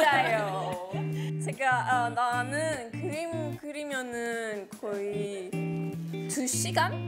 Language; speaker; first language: Korean; non-native, learner; Indonesian